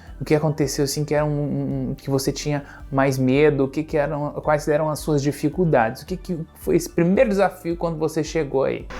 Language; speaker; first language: Portuguese; native; Portuguese